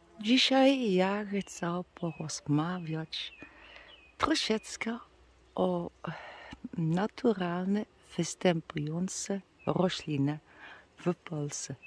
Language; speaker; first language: Polish; non-native, learner; Dutch